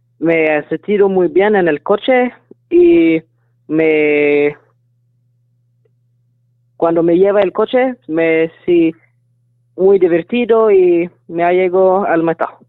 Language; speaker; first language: Spanish; non-native, learner; English